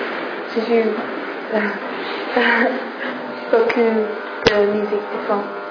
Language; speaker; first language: French; non-native, learner; English